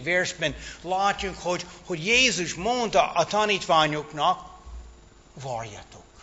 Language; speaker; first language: Hungarian; non-native, fluent; English